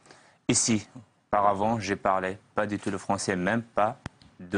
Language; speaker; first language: French; non-native, learner; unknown